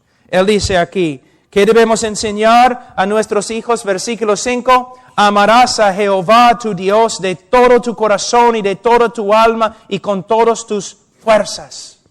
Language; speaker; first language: Spanish; non-native, fluent; English